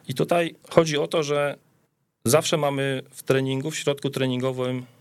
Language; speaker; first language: Polish; native; Polish